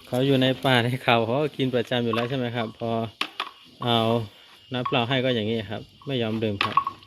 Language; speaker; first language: Thai; non-native, local second language; Karen languages